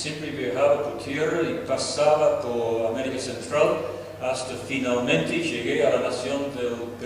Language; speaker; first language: Spanish; non-native, fluent; English